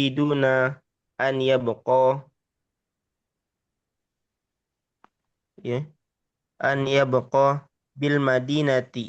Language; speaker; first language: Arabic; non-native, learner; Indonesian